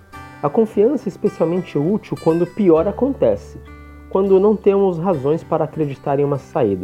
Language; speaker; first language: Portuguese; native; Portuguese